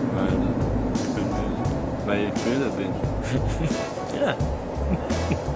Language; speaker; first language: German; non-native, learner; Spanish